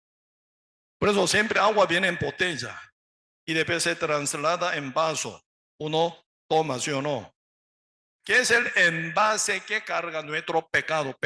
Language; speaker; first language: Spanish; non-native, learner; Korean